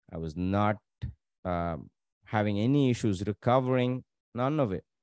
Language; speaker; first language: English; non-native, local second language; Tamil